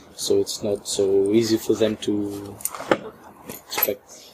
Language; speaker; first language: English; non-native, fluent; Greek